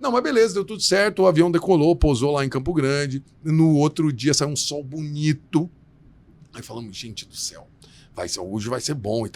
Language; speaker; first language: Portuguese; native; Portuguese